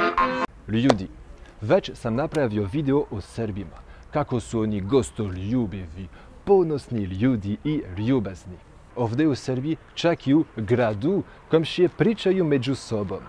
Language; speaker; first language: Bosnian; non-native, fluent; French